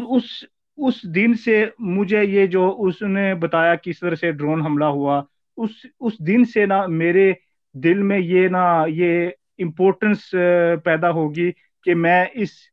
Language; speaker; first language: Urdu; early bilingual, heritage; Urdu